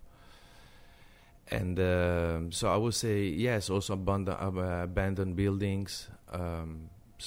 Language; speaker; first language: English; non-native, fluent; Italian